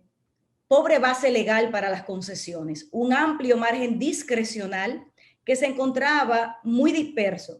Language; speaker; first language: Spanish; native; Spanish